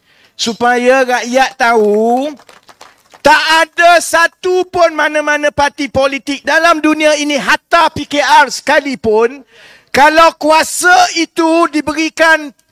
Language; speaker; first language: Malay; native; Malay